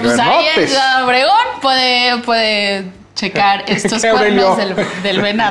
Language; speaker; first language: Spanish; native; Spanish